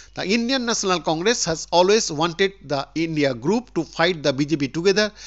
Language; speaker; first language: English; non-native, local second language; Bangla